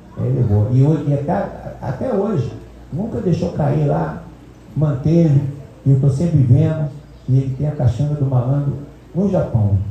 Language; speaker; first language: Portuguese; native; Portuguese